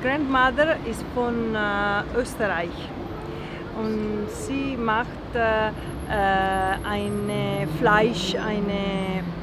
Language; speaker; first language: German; non-native, learner; Italian